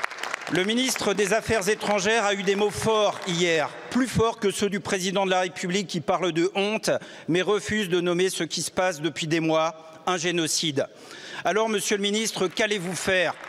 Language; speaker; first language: French; native; French